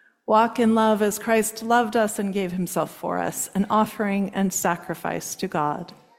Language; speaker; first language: English; native; English